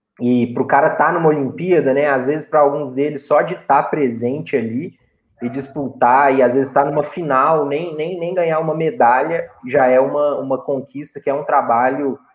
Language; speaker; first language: Portuguese; native; Portuguese